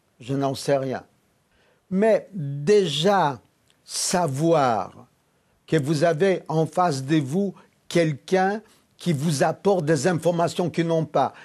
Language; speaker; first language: French; non-native, fluent; Polish